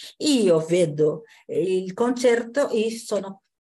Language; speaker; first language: Italian; non-native, fluent; Portuguese